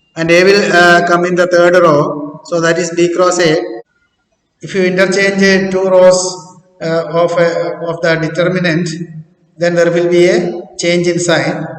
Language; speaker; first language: English; non-native, local second language; Malayalam